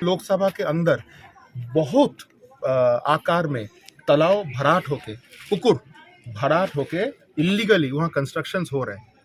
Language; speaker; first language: Hindi; non-native, local second language; Bangla